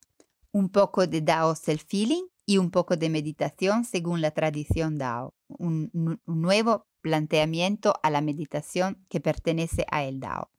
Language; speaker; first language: Spanish; non-native, learner; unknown